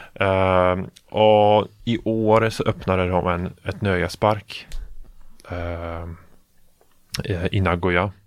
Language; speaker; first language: Swedish; non-native, fluent; Polish